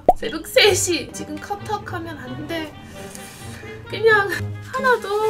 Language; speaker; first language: Korean; non-native, learner; English